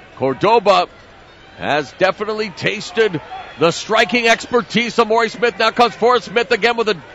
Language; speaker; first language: English; native; English